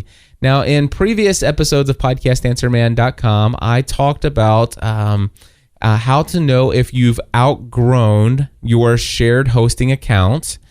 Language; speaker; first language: English; native; English